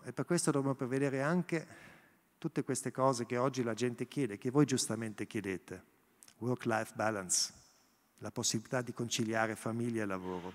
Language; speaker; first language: Italian; non-native, local second language; German